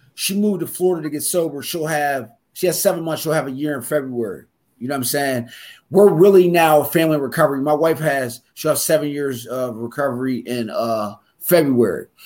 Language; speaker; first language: English; native; English